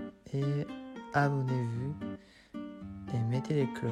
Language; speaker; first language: French; non-native, learner; Japanese